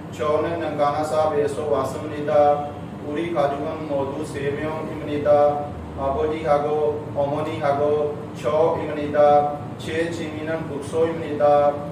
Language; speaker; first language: Korean; non-native, learner; Urdu